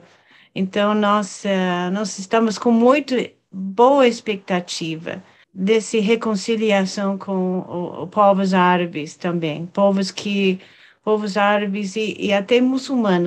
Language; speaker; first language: Portuguese; non-native, fluent; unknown